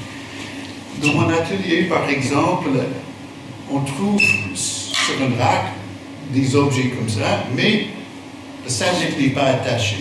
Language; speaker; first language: French; non-native, fluent; English